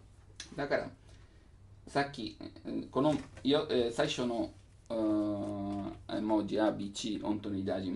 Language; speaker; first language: Japanese; non-native, learner; Italian